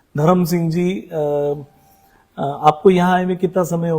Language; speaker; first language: Hindi; native; Hindi